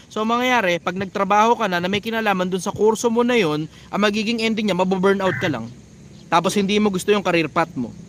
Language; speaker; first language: Filipino; native; Filipino